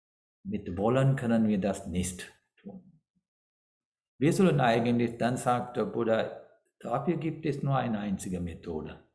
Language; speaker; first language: German; non-native, fluent; Sinhala